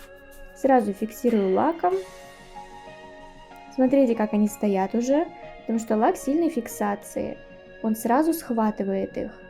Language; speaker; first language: Russian; native; Russian